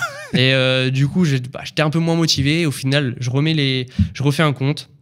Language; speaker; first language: French; native; French